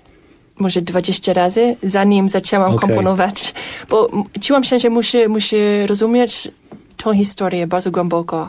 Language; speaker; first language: Polish; non-native, fluent; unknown